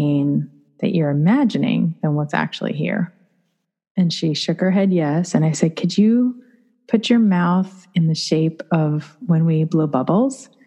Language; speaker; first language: English; native; English